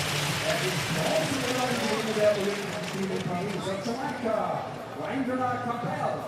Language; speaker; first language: German; native; German